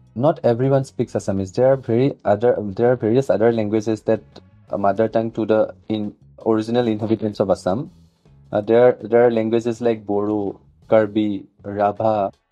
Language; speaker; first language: English; non-native, local second language; Assamese